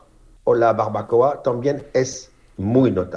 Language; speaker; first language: Spanish; non-native, fluent; French